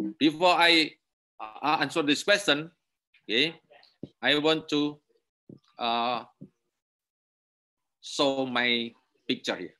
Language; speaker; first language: English; non-native, learner; Indonesian